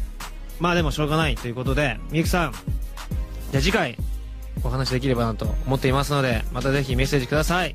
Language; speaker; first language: Japanese; native; Japanese